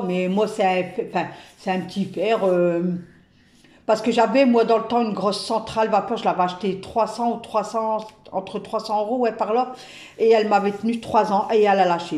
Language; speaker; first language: French; native; French